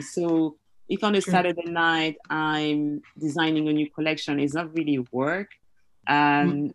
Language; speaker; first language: English; non-native, fluent; French